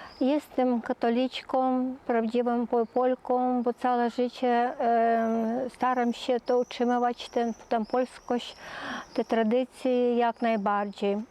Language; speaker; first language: Polish; early bilingual, heritage; Polish